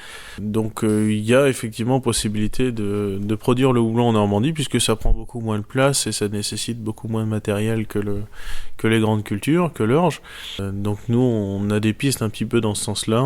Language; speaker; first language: French; native; French